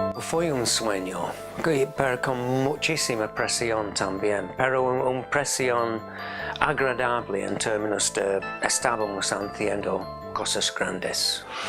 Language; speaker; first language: Spanish; non-native, fluent; English